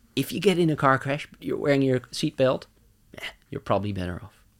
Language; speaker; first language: English; non-native, fluent; Dutch